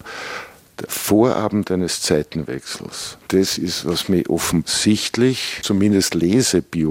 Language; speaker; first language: German; native; German